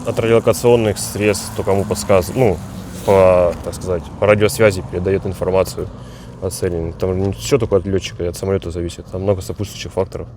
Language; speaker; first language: Russian; native; Russian